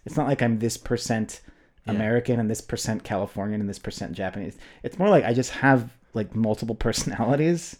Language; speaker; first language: English; native; English